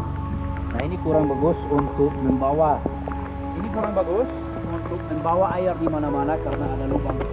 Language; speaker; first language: Indonesian; non-native, fluent; English